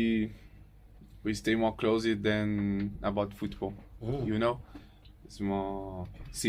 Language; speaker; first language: English; non-native, learner; Portuguese